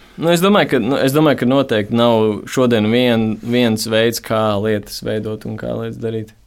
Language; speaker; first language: Latvian; native; Latvian